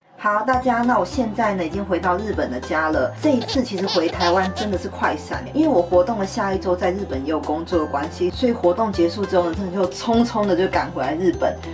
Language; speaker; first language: Chinese; native; Chinese